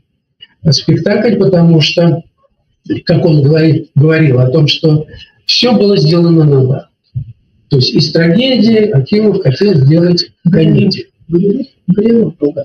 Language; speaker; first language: Russian; native; Russian